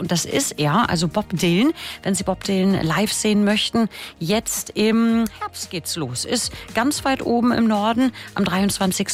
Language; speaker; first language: German; native; German